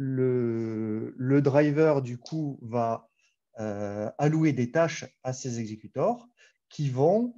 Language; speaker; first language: French; native; French